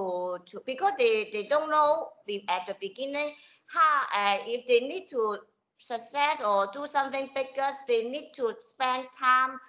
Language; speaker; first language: English; non-native, local second language; Cantonese